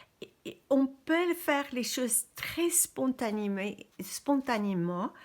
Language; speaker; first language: French; non-native, fluent; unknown